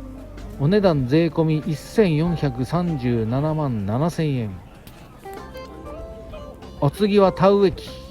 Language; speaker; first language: Japanese; native; Japanese